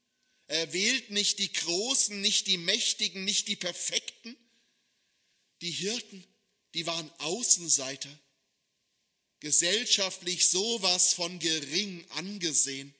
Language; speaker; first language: German; native; German